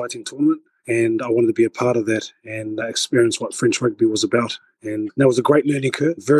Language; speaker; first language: English; native; English